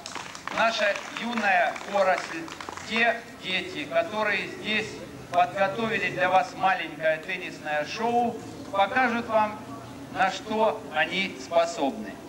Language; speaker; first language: Russian; native; Russian